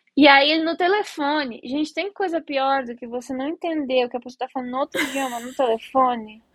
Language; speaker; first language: Portuguese; native; Portuguese